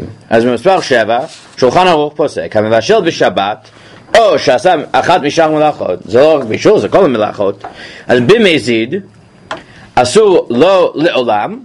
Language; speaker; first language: Hebrew; non-native, fluent; English